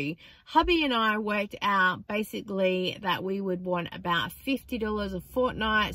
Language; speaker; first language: English; native; English